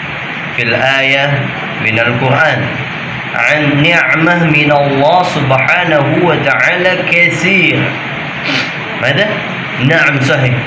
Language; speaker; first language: Arabic; non-native, fluent; Indonesian